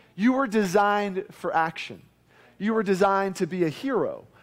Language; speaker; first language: English; native; English